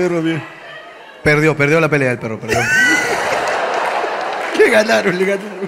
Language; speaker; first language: Spanish; native; Spanish